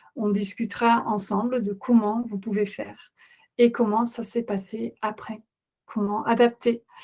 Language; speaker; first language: French; non-native, fluent; Dutch